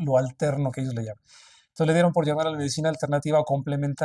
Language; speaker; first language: Spanish; native; Spanish